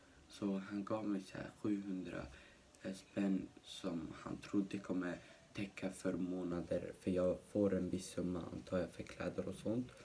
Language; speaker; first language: Swedish; early bilingual, other home language; Somali